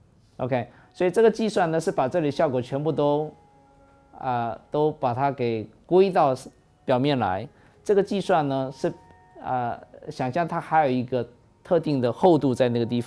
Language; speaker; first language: Chinese; native; Chinese